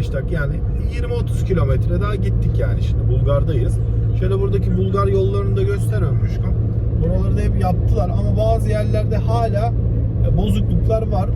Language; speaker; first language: Turkish; early bilingual, heritage; Turkish